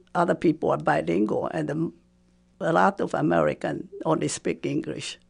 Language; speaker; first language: English; non-native, fluent; Japanese